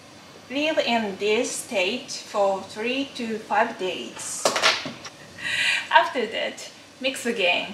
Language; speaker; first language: English; non-native, learner; Japanese